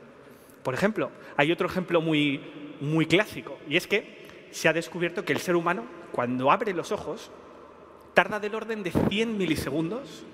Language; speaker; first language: Spanish; native; Spanish